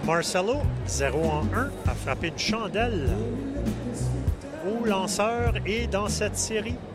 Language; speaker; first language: French; native; French